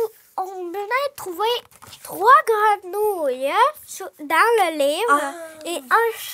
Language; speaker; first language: French; early bilingual, other home language; Ukrainian